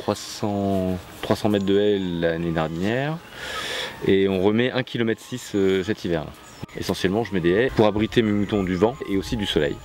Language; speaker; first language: French; native; French